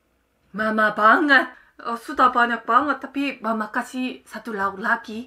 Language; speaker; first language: Indonesian; non-native, fluent; Korean